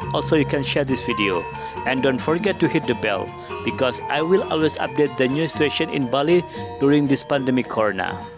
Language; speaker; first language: English; non-native, learner; Indonesian